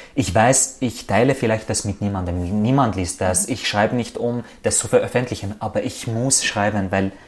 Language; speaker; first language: German; non-native, fluent; Arabic